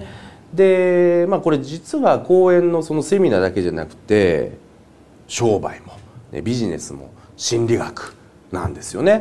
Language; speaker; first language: Japanese; native; Japanese